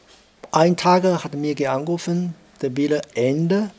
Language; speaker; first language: German; non-native, learner; Chinese